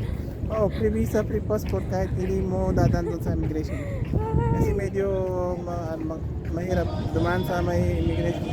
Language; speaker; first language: Filipino; non-native, learner; Persian